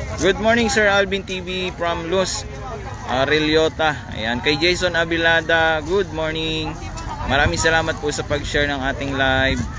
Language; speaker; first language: Filipino; non-native, local second language; Cebuano